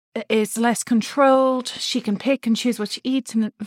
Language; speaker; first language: English; native; English